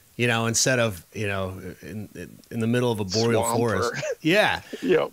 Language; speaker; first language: English; native; English